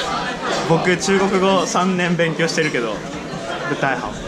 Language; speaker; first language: Japanese; native; Japanese